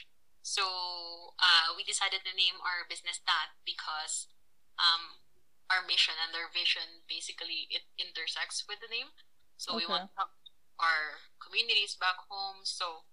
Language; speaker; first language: English; non-native, local second language; Filipino